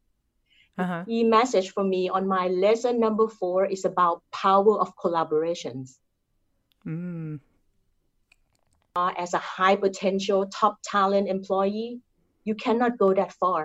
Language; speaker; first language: English; non-native, fluent; Thai